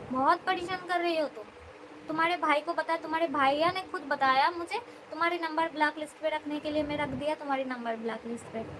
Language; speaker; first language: Hindi; non-native, local second language; Bangla